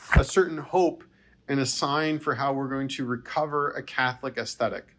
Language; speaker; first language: English; native; English